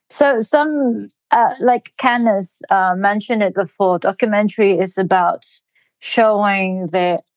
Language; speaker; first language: English; non-native, local second language; Cantonese